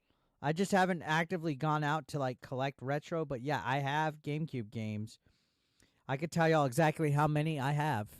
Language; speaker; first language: English; native; English